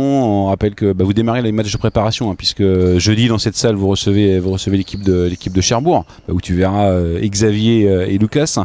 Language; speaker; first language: French; native; French